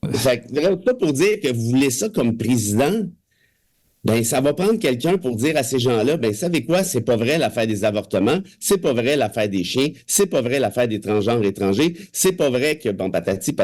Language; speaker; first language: French; native; French